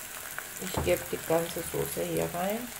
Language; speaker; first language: German; non-native, fluent; Persian